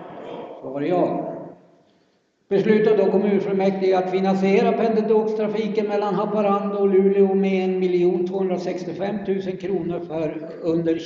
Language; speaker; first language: Swedish; native; Swedish